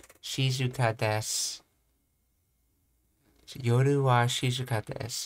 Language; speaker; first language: Japanese; non-native, learner; English